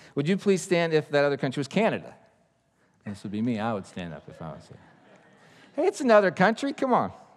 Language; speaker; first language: English; native; English